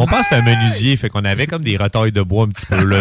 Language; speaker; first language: French; native; French